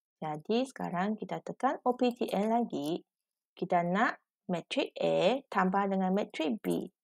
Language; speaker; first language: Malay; non-native, local second language; Chinese